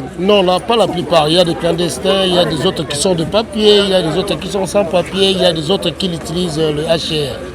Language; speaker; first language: French; non-native, local second language; Lingala